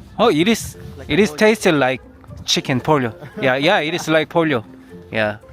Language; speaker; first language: English; non-native, learner; Korean